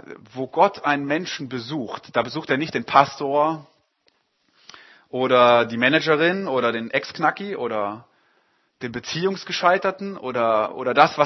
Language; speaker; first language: German; native; German